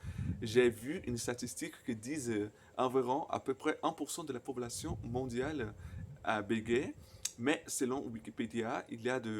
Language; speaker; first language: French; non-native, fluent; Portuguese